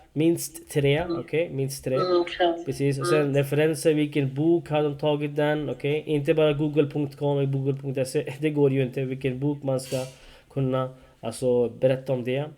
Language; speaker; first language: Swedish; non-native, learner; Urdu